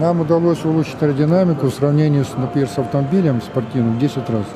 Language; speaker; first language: Russian; native; Russian